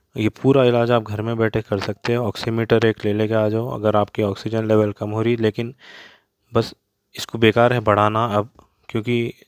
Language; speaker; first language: Hindi; non-native, local second language; Urdu